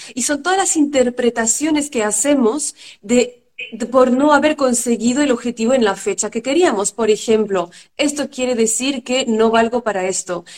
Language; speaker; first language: Spanish; non-native, fluent; French